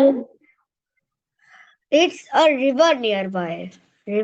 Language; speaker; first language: English; non-native, learner; Hindi